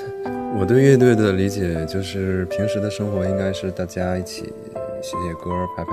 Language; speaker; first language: Chinese; native; Chinese